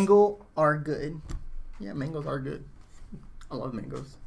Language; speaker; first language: English; native; English